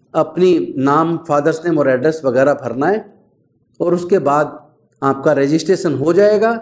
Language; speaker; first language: Hindi; native; Hindi